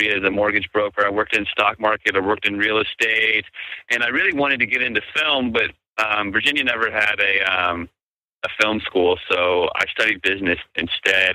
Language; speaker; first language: English; native; English